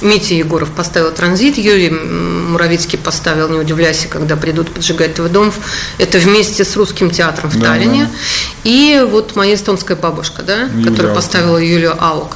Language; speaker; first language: Russian; native; Russian